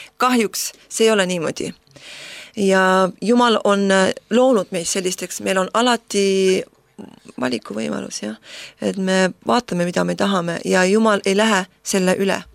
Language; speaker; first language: Estonian; non-native, local second language; Russian